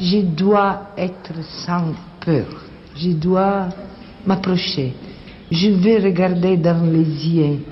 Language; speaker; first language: French; non-native, fluent; Italian